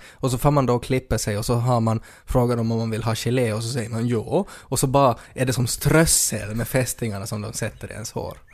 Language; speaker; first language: Swedish; native; Swedish